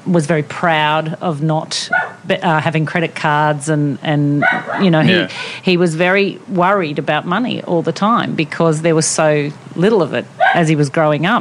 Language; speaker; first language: English; non-native, local second language; Italian